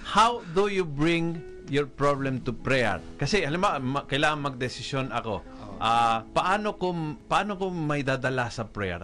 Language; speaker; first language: Filipino; non-native, local second language; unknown